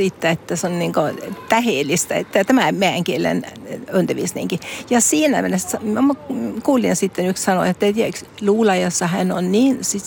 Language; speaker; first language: Finnish; early bilingual, heritage; Finnish